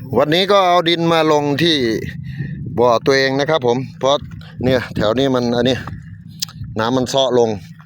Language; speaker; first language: Thai; non-native, local second language; Northeastern Thai